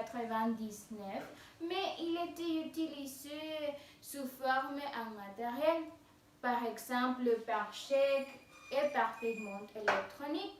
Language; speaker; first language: French; non-native, fluent; Spanish